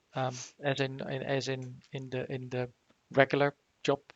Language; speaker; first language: English; non-native, fluent; Dutch